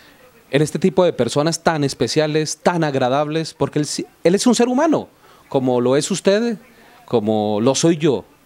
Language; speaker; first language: Spanish; native; Spanish